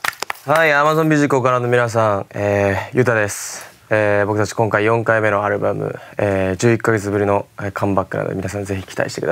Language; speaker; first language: Japanese; native; Japanese